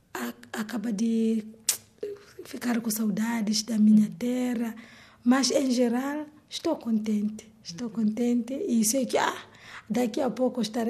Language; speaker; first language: Portuguese; non-native, learner; Swahili